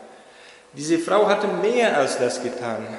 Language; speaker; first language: German; non-native, fluent; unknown